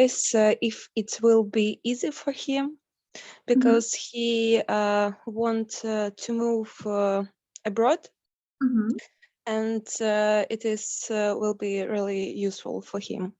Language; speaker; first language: English; non-native, learner; Ukrainian